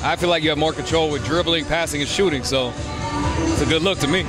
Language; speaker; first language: English; native; English